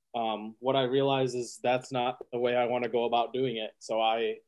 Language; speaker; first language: English; native; English